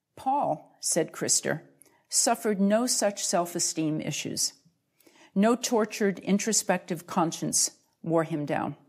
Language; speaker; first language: English; native; English